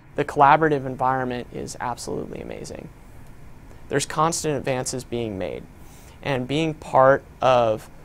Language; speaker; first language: English; native; English